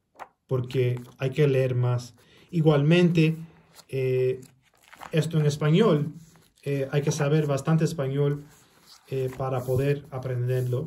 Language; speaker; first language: Spanish; early bilingual, heritage; Spanish